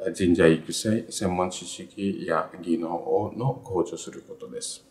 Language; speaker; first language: Japanese; non-native, fluent; Bangla